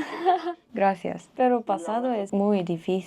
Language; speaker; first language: Spanish; non-native, learner; Korean